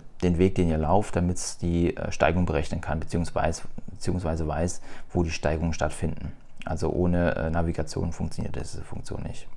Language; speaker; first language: German; native; German